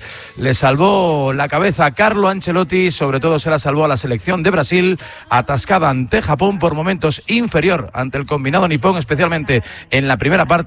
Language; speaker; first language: Spanish; native; Spanish